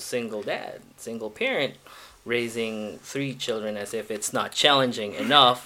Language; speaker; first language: English; non-native, local second language; Filipino